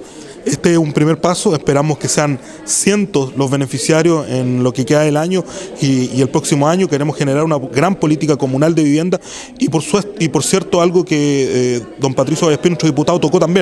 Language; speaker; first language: Spanish; native; Spanish